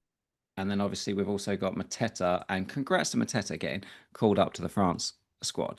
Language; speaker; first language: English; native; English